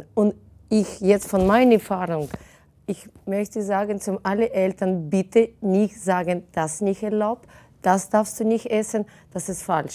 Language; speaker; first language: German; non-native, fluent; Russian